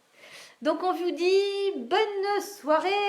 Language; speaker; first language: French; native; French